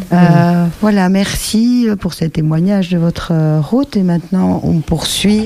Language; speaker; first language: French; native; French